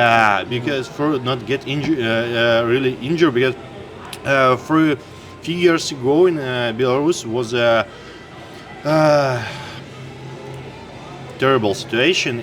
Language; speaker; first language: English; non-native, learner; Russian